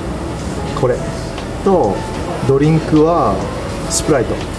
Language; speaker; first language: Japanese; non-native, learner; Chinese